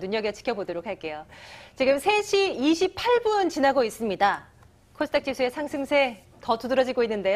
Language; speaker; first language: Korean; native; Korean